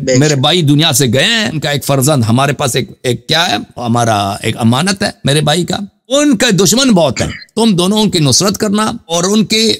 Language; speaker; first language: Urdu; non-native, fluent; Persian